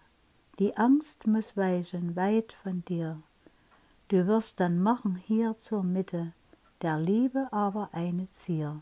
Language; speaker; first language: German; native; German